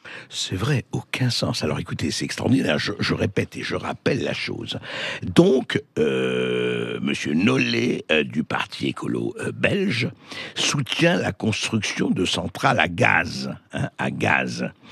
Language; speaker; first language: French; native; French